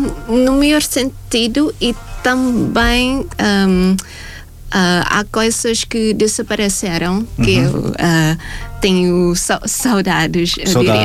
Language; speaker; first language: Portuguese; non-native, fluent; Thai